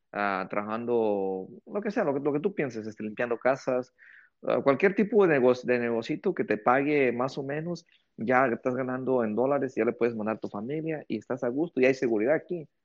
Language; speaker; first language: Spanish; early bilingual, heritage; Spanish